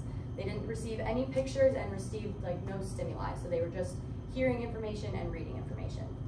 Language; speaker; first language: English; native; English